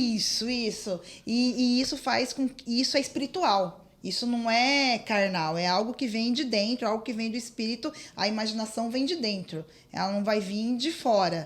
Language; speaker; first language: Portuguese; native; Portuguese